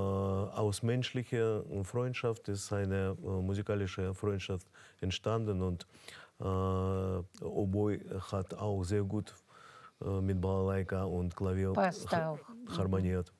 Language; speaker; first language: German; non-native, fluent; Russian